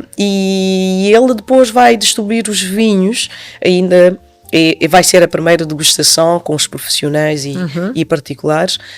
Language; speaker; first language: Portuguese; non-native, local second language; Upper Guinea Crioulo